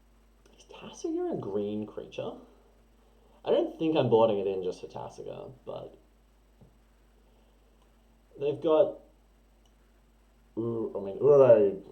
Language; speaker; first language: English; native; English